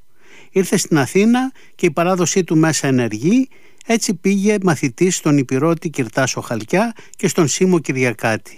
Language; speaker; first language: Greek; native; Greek